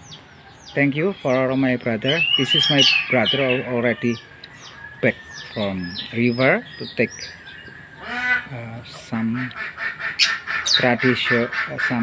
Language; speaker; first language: English; non-native, learner; Indonesian